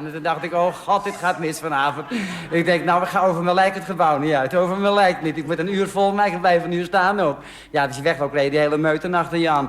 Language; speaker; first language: Dutch; native; Dutch